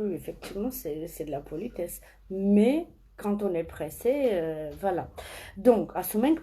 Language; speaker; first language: French; non-native, fluent; Armenian